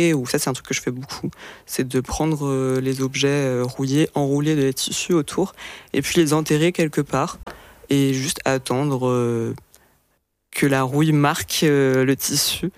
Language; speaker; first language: French; native; French